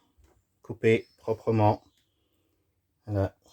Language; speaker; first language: French; native; French